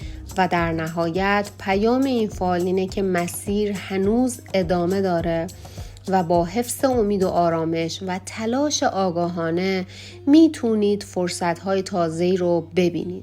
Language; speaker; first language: Persian; native; Persian